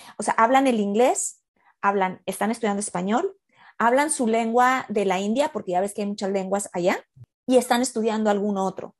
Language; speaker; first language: Spanish; native; Spanish